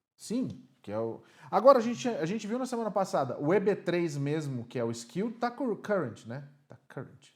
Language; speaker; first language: Portuguese; native; Portuguese